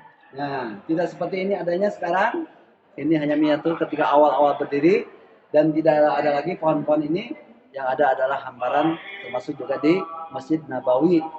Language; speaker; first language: Indonesian; non-native, local second language; Sundanese